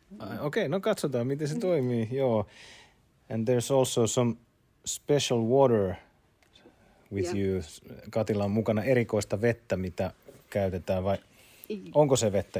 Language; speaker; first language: Finnish; native; Finnish